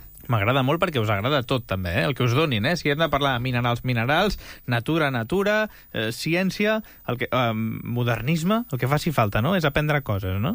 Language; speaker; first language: Catalan; native; Catalan